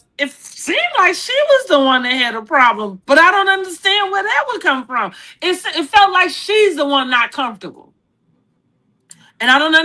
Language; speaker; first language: English; native; English